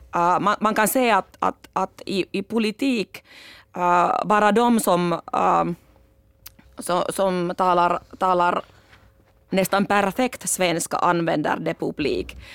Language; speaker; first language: Swedish; non-native, local second language; Finnish